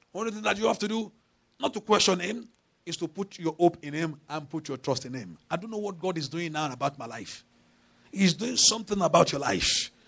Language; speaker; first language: English; non-native, local second language; Yoruba